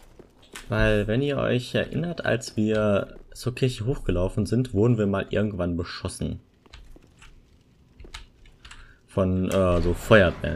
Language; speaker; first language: German; native; German